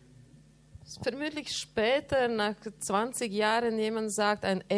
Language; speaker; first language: German; non-native, learner; Latvian